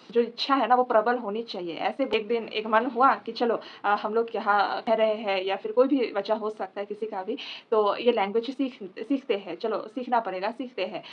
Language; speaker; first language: Hindi; non-native, local second language; Assamese